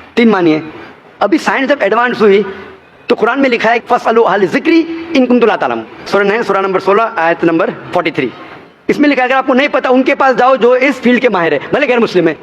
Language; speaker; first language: Hindi; non-native, local second language; Konkani